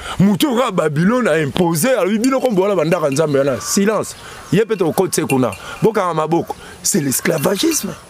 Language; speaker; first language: Lingala; native; Lingala